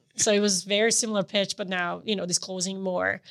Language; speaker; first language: English; non-native, fluent; Serbian